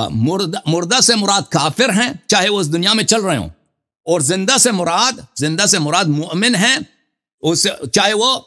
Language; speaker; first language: Urdu; non-native, fluent; Persian